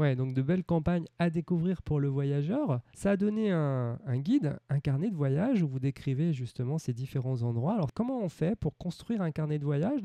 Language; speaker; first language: French; native; French